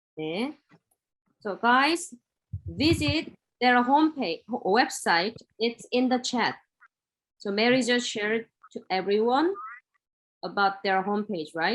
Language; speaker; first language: English; non-native, fluent; Korean